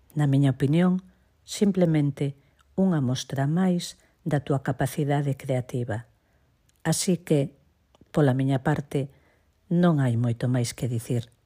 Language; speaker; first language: Galician; native; Galician